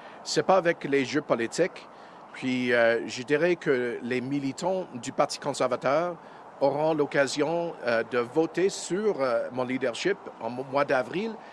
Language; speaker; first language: French; non-native, fluent; English